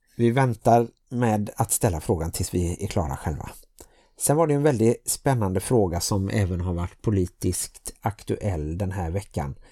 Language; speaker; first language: Swedish; native; Swedish